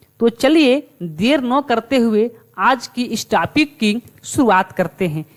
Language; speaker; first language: Hindi; native; Hindi